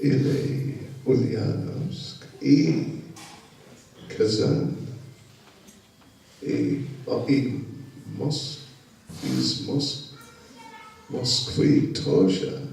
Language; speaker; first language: Russian; non-native, learner; English